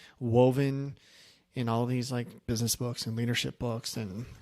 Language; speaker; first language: English; native; English